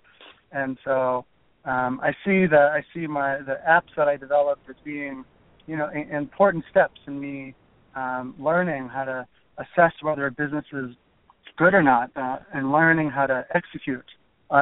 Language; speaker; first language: English; native; English